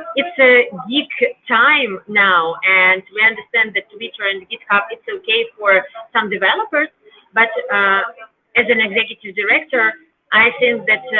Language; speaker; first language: English; non-native, learner; Ukrainian